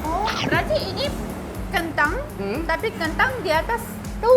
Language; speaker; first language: Indonesian; non-native, fluent; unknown